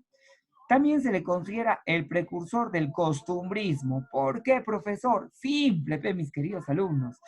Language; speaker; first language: Spanish; native; Spanish